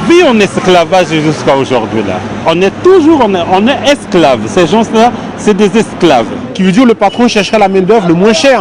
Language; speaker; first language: French; non-native, local second language; Haitian Creole